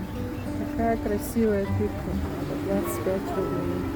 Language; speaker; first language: Russian; non-native, local second language; Chechen